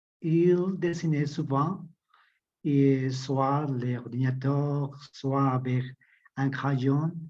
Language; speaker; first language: French; non-native, learner; Spanish